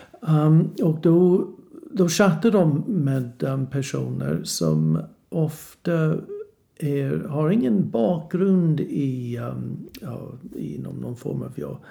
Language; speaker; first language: Swedish; non-native, fluent; English